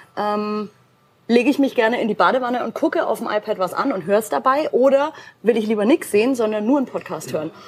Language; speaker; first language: German; native; German